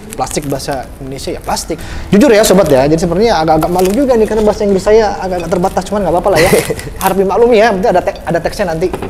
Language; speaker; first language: Indonesian; native; Indonesian